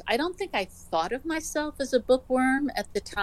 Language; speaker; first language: English; native; English